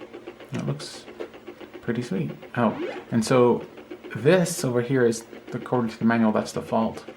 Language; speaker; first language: English; native; English